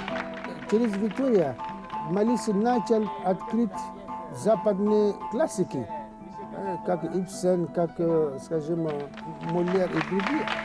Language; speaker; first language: Russian; non-native, fluent; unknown